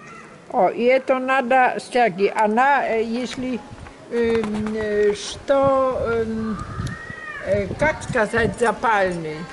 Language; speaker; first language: Russian; non-native, learner; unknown